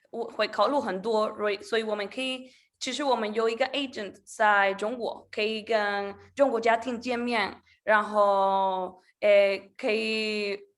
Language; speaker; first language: Chinese; non-native, learner; Spanish